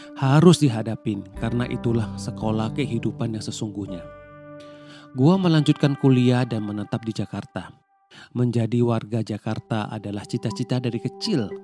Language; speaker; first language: Indonesian; native; Indonesian